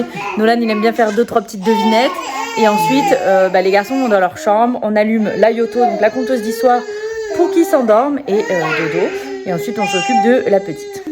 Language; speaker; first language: French; native; French